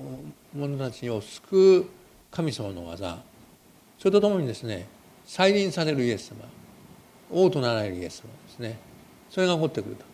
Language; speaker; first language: Japanese; native; Japanese